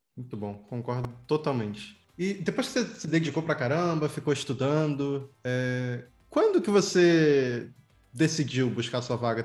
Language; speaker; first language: Portuguese; native; Portuguese